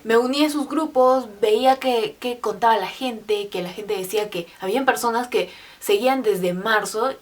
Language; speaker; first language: Spanish; native; Spanish